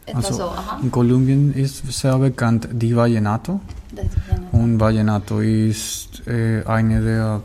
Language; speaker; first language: German; non-native, learner; Spanish